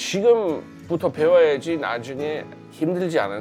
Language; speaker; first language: Korean; non-native, fluent; English